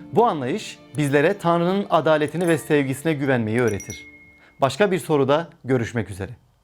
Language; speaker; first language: Turkish; native; Turkish